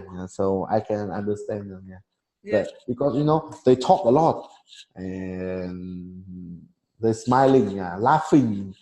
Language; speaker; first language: English; non-native, learner; Vietnamese